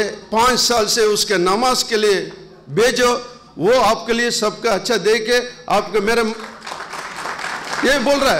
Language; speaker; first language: Hindi; non-native, local second language; Urdu